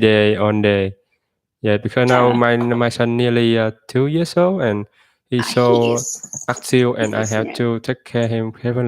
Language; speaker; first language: English; non-native, learner; Vietnamese